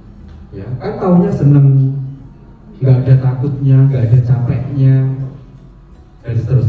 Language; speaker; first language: Indonesian; native; Indonesian